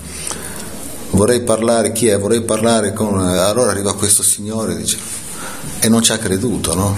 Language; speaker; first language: Italian; native; Italian